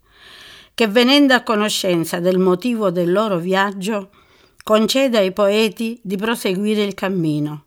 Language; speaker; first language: Italian; native; Italian